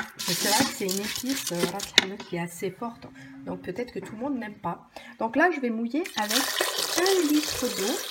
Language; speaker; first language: French; early bilingual, other home language; Arabic